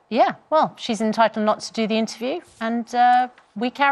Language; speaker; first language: English; native; English